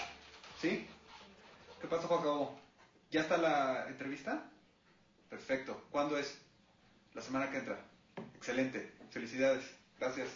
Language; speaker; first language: Spanish; native; Spanish